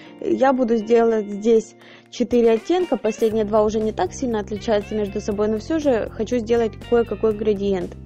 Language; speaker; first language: Russian; native; Russian